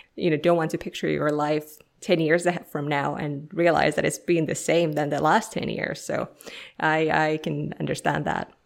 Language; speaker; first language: English; non-native, fluent; Finnish